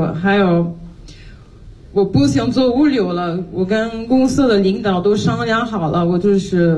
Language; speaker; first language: Chinese; non-native, fluent; French